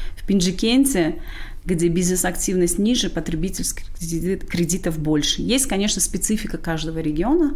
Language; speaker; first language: Russian; non-native, local second language; Tajik